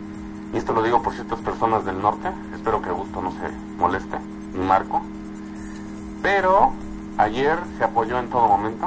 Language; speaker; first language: Spanish; native; Spanish